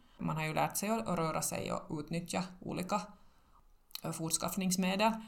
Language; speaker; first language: Swedish; native; Swedish